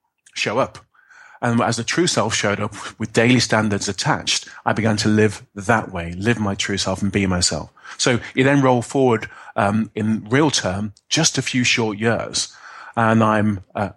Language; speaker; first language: English; native; English